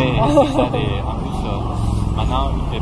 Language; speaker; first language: French; non-native, fluent; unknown